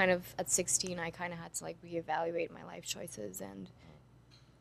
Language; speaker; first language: English; non-native, fluent; Dutch